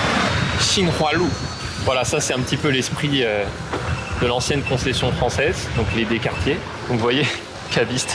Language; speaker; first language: French; native; French